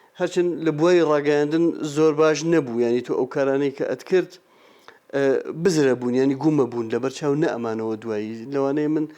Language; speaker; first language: Central Kurdish; non-native, local second language; Gurani